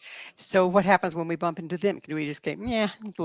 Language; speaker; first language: English; native; English